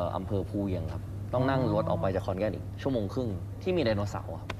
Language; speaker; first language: Thai; native; Thai